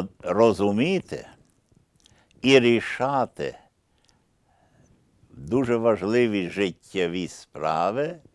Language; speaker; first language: Ukrainian; early bilingual, heritage; Ukrainian